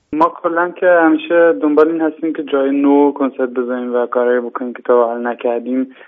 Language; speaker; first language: Persian; early bilingual, heritage; Persian